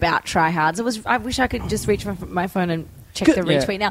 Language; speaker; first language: English; native; English